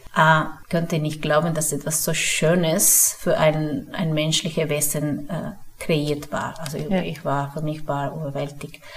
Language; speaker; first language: German; non-native, fluent; Spanish